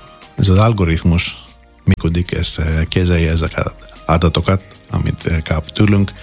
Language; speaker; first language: Hungarian; non-native, fluent; Greek